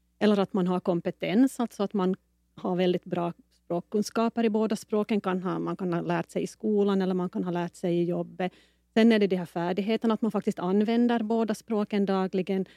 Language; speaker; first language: Swedish; native; Swedish